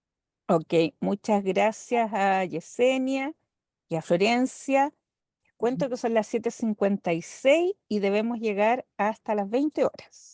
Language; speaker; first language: Spanish; native; Spanish